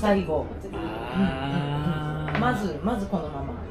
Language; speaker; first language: Japanese; native; Japanese